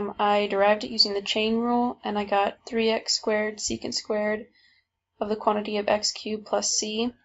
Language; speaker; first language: English; native; English